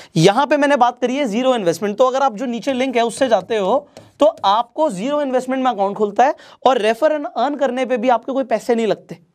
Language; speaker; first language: Hindi; non-native, local second language; Marathi